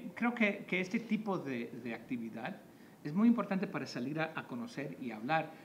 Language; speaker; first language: Spanish; native; Spanish